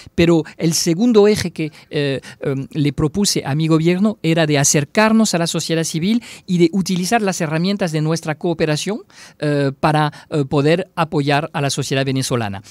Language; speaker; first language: Spanish; non-native, fluent; French